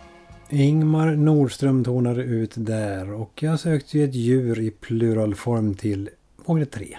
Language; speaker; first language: Swedish; native; Swedish